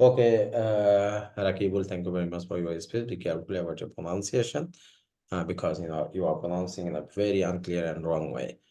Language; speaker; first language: English; non-native, fluent; Bangla